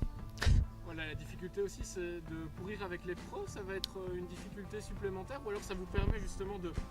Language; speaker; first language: French; native; French